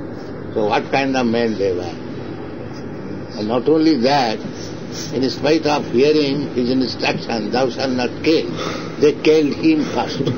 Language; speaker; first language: English; non-native, local second language; Bangla